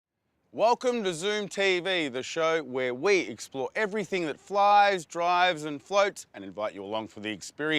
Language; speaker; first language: English; native; English